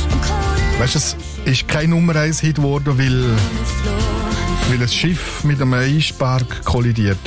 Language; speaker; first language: German; native; German